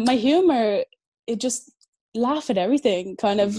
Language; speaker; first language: English; native; English